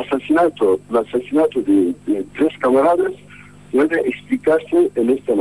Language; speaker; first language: Spanish; non-native, fluent; Kurdish